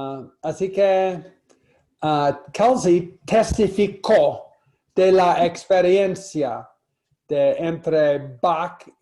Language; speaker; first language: Spanish; non-native, fluent; English